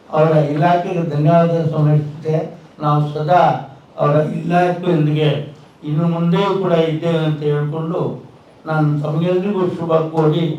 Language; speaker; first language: Kannada; native; Kannada